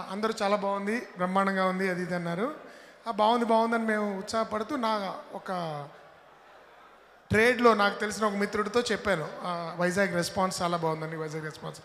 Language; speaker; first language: Telugu; native; Telugu